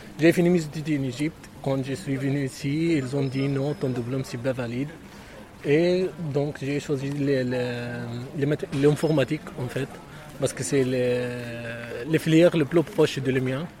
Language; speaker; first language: French; non-native, learner; Arabic